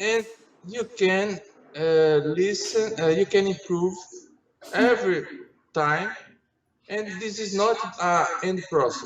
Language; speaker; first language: English; non-native, learner; Portuguese